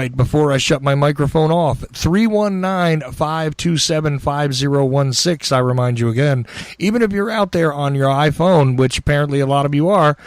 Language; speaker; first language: English; native; English